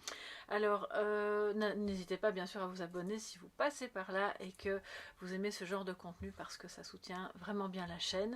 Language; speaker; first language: French; native; French